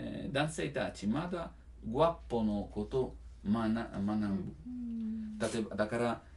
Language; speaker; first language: Japanese; non-native, learner; Italian